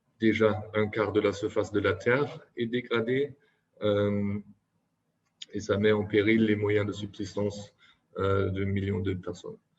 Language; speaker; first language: French; non-native, fluent; German